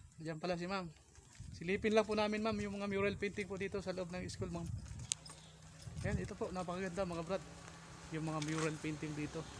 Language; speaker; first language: Filipino; non-native, local second language; Bikol